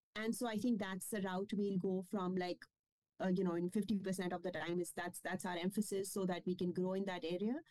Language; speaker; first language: English; non-native, local second language; Kashmiri